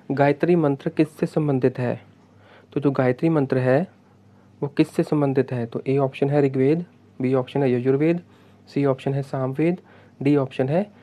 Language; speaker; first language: Hindi; non-native, local second language; Punjabi